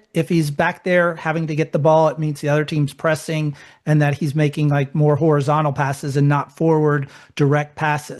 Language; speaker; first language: English; native; English